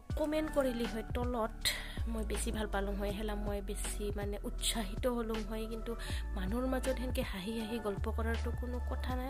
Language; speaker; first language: Assamese; non-native, local second language; Rangpuri